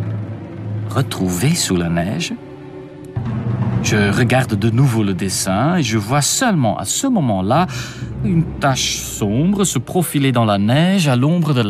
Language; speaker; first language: French; non-native, fluent; Dutch